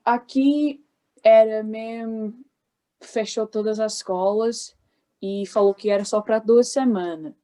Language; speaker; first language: Portuguese; early bilingual, heritage; Portuguese